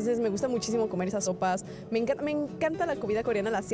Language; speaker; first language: Spanish; non-native, local second language; Korean